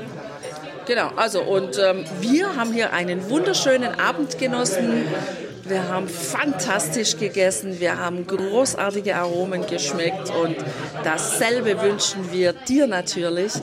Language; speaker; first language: German; native; German